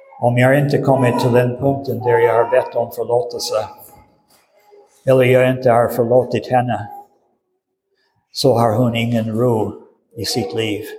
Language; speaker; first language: Swedish; non-native, fluent; English